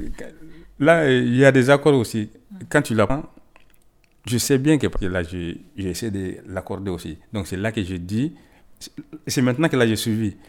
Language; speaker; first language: French; non-native, local second language; Bambara